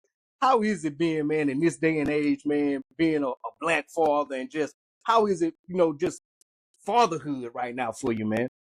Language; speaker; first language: English; native; English